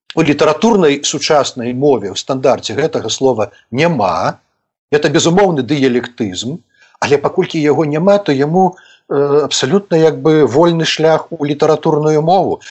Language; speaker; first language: Belarusian; native; Belarusian